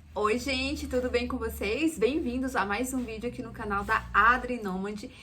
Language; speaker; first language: Portuguese; native; Portuguese